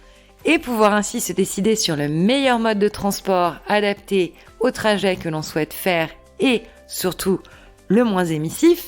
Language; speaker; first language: French; native; French